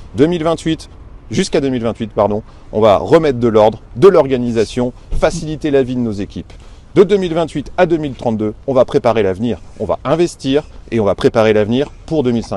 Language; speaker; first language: French; native; French